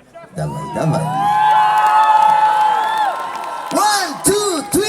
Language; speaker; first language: Russian; non-native, learner; French